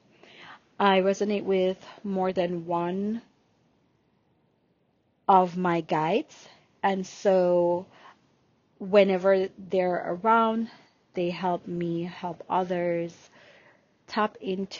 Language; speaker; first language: English; non-native, local second language; Jamaican Creole English